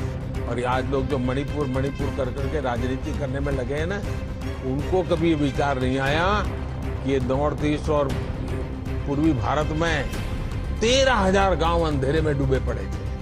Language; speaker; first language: Hindi; non-native, local second language; Gujarati